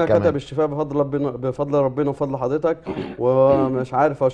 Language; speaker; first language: Arabic; native; Arabic